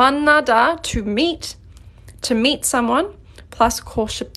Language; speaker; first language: Korean; non-native, fluent; English